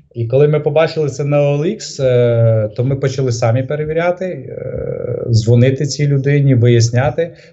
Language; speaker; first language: Ukrainian; native; Ukrainian